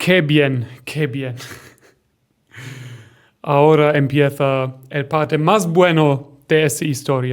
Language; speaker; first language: Spanish; non-native, learner; German